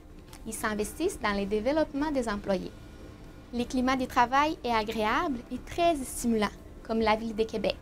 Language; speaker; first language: French; non-native, fluent; Portuguese